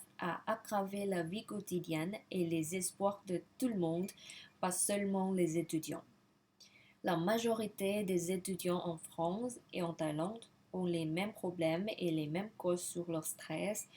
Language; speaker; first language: French; non-native, learner; Thai